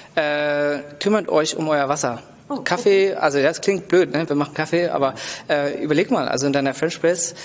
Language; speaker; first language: German; native; German